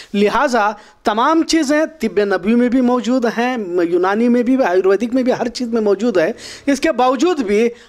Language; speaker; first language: Urdu; native; Urdu